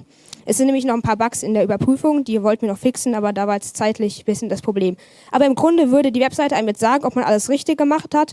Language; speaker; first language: German; native; German